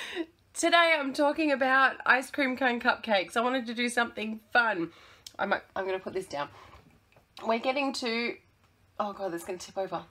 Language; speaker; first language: English; native; English